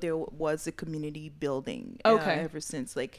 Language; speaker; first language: English; non-native, fluent; Haitian Creole